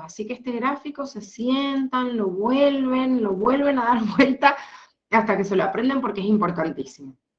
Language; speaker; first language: Spanish; native; Spanish